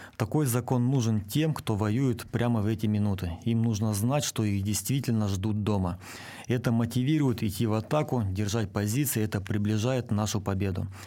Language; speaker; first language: Russian; native; Russian